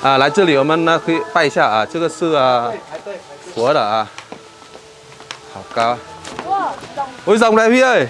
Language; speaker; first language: Chinese; non-native, learner; Vietnamese